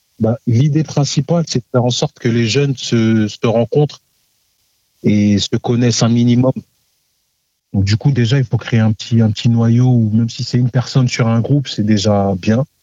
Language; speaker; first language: French; native; French